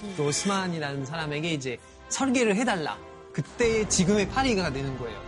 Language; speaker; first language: Korean; non-native, fluent; French